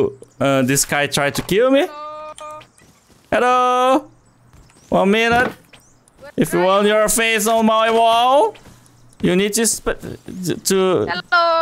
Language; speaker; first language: English; non-native, learner; Portuguese